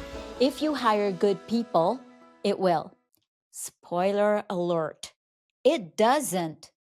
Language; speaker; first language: English; native; English